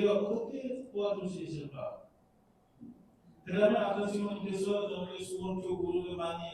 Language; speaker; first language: Korean; non-native, learner; Indonesian